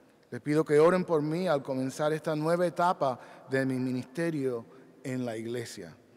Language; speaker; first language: Spanish; early bilingual, heritage; Spanish